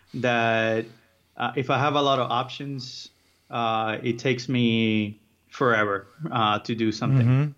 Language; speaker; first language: English; early bilingual, other home language; Spanish